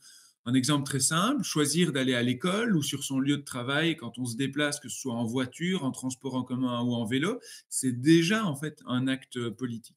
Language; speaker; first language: French; native; French